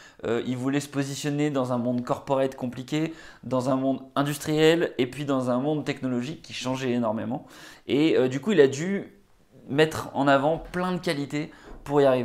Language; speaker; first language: French; native; French